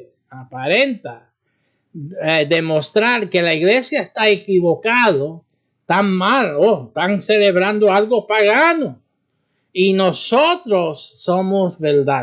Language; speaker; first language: Spanish; early bilingual, heritage; Spanish